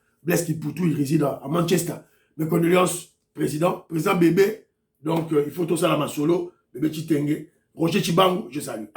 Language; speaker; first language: French; non-native, local second language; Lingala